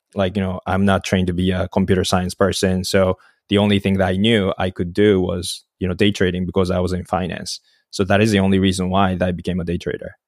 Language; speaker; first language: English; non-native, fluent; Japanese